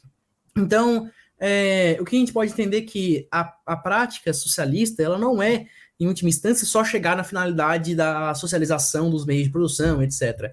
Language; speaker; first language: Portuguese; native; Portuguese